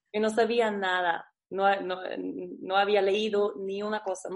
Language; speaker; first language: Spanish; non-native, learner; Swedish